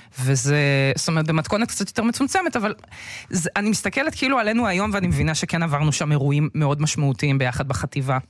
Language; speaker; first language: Hebrew; early bilingual, other home language; Russian